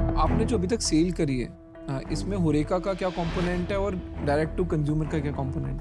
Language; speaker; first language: Hindi; native; Hindi